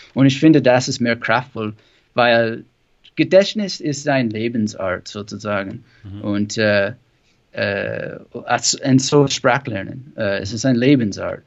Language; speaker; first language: German; non-native, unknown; English